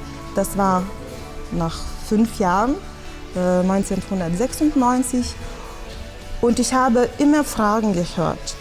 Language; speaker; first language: German; non-native, fluent; Lithuanian